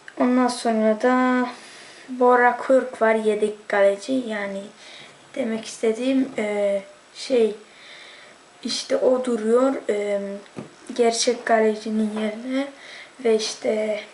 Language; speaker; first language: Turkish; early bilingual, heritage; Turkish